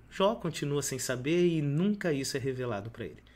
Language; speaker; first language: Portuguese; native; Portuguese